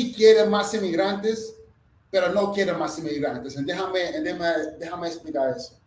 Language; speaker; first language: Spanish; non-native, fluent; English